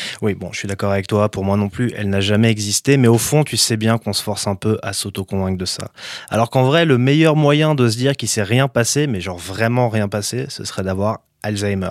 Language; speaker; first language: French; native; French